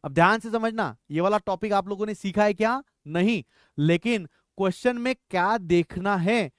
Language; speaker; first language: Hindi; non-native, local second language; Marathi